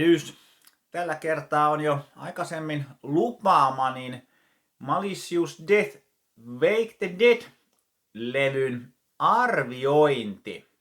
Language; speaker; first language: Finnish; native; Finnish